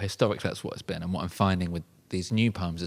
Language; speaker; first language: English; native; English